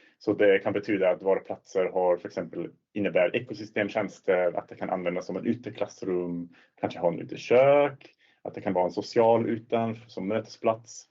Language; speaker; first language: Swedish; non-native, fluent; Swiss German